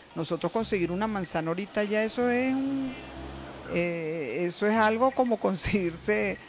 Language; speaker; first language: Spanish; native; Spanish